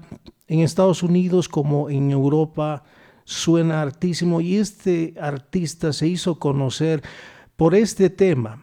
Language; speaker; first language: Spanish; native; Spanish